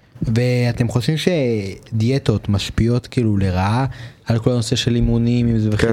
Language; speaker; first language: Hebrew; native; Hebrew